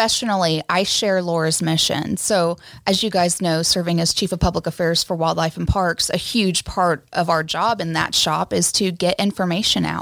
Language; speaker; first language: English; native; English